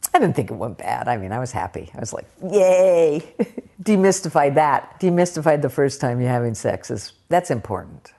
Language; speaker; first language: English; native; English